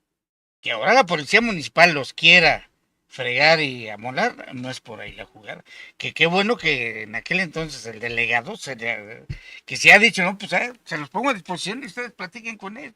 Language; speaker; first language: Spanish; native; Spanish